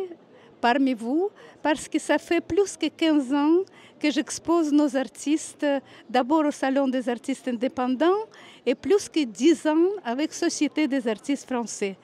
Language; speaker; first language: French; non-native, fluent; Russian